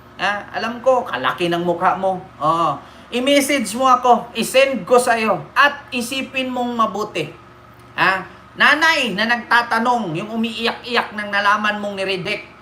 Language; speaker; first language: Filipino; native; Filipino